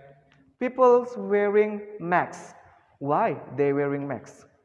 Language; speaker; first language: English; non-native, fluent; Indonesian